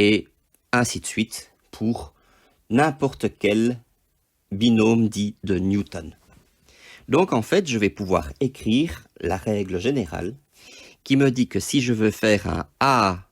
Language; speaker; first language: French; native; French